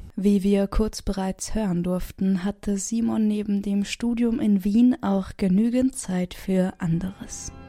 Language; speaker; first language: German; native; German